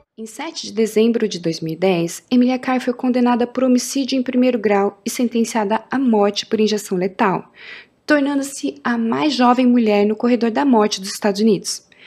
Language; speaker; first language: Portuguese; native; Portuguese